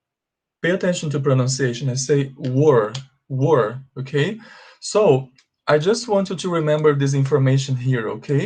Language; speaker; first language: English; non-native, fluent; Portuguese